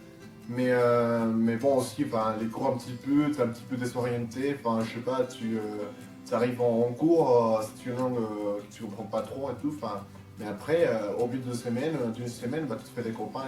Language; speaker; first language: French; non-native, fluent; Spanish